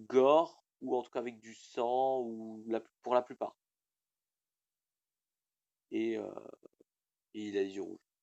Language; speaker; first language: French; native; French